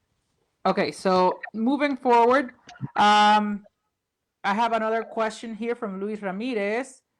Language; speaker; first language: English; non-native, fluent; Spanish